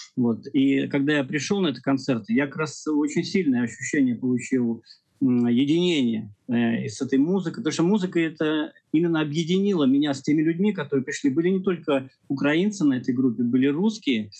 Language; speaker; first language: Russian; native; Russian